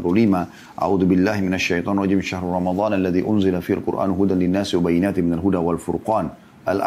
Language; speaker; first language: Indonesian; native; Indonesian